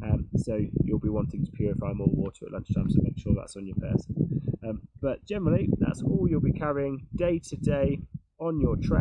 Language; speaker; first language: English; native; English